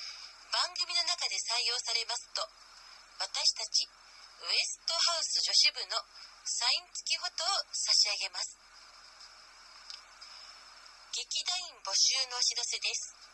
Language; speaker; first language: Japanese; native; Japanese